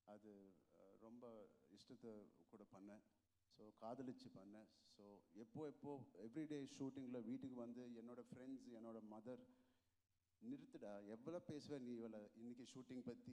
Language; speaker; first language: Tamil; non-native, local second language; Telugu